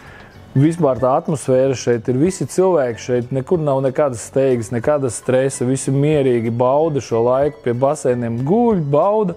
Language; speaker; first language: Latvian; native; Latvian